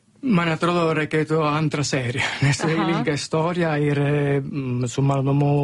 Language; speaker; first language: Lithuanian; non-native, learner; Italian